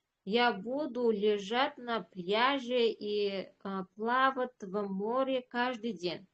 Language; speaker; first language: Russian; non-native, learner; Uzbek